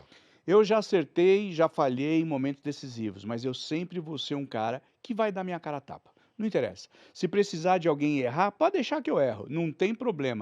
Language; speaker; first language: Portuguese; native; Portuguese